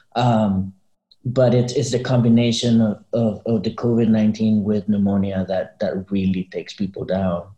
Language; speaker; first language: English; early bilingual, other home language; Spanish